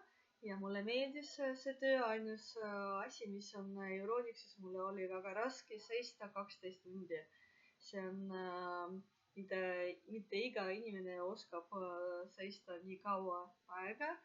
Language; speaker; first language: Estonian; non-native, local second language; Russian